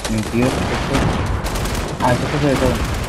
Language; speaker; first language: Spanish; native; Spanish